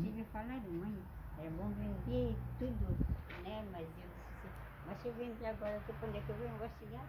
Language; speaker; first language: Portuguese; native; Portuguese